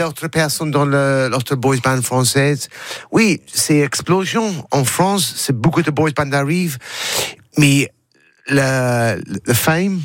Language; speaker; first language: French; non-native, learner; English